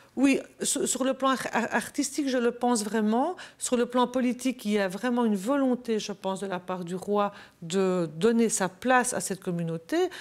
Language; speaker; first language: French; native; French